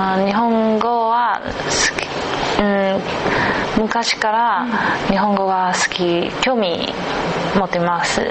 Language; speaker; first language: Japanese; non-native, learner; Chinese